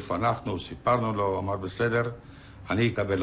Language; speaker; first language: Hebrew; non-native, fluent; Polish